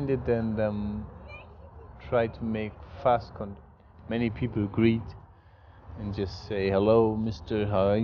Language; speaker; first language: English; non-native, fluent; German